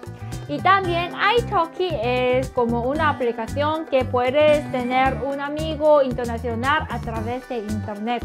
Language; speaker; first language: Spanish; non-native, fluent; Korean